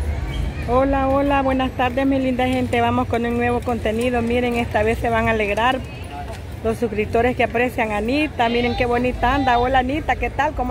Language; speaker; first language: Spanish; native; Spanish